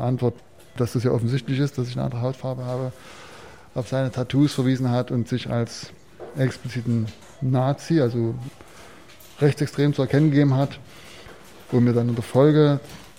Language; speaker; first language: German; native; German